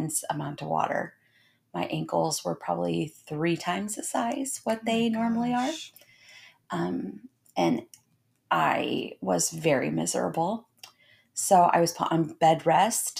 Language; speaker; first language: English; native; English